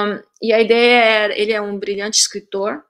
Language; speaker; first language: Portuguese; early bilingual, heritage; Portuguese